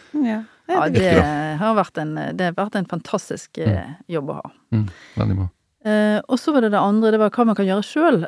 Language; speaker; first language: Norwegian; native; Norwegian